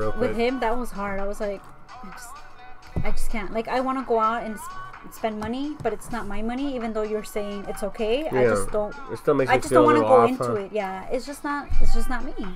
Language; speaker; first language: English; native; English